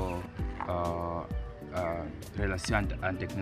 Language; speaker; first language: French; non-native, learner; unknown